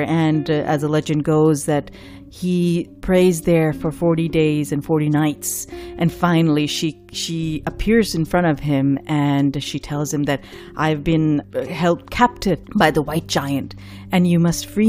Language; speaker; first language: English; non-native, local second language; Urdu